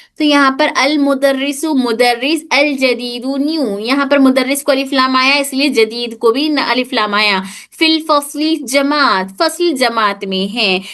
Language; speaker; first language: Urdu; native; Urdu